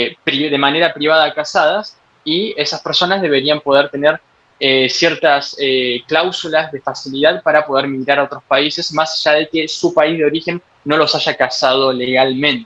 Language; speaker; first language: Spanish; native; Spanish